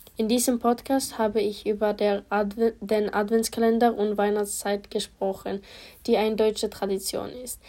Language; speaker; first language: German; non-native, learner; Polish